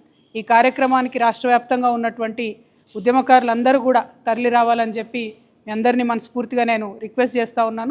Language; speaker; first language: Telugu; native; Telugu